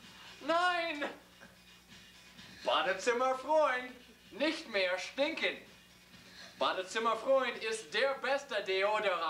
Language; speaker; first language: German; non-native, learner; English